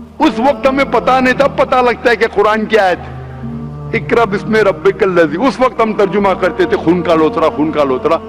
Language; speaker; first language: Hindi; non-native, local second language; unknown